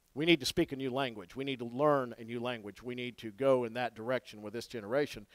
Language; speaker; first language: English; native; English